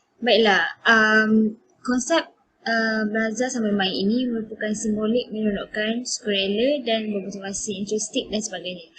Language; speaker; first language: Malay; native; Malay